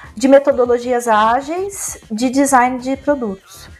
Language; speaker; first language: Portuguese; native; Portuguese